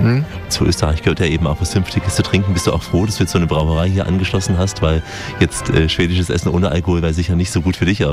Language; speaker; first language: German; native; German